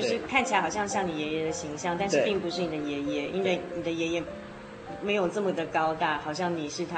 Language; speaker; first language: Chinese; native; Chinese